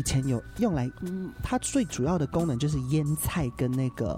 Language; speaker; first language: Chinese; non-native, local second language; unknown